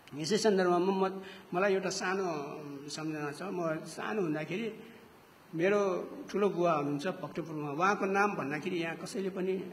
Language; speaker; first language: Nepali; non-native, local second language; Newari